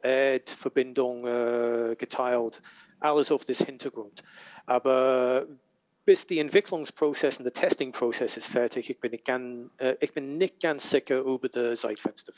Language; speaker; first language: German; non-native, learner; English